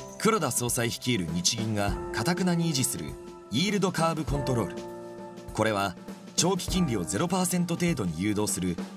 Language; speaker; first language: Japanese; native; Japanese